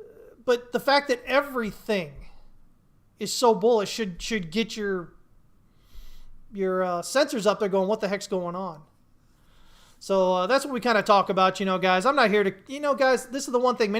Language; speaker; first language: English; native; English